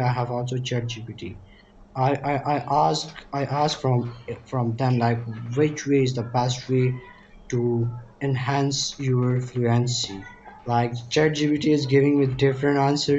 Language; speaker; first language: English; non-native, learner; Pashto